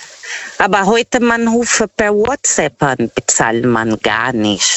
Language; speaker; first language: German; non-native, learner; Portuguese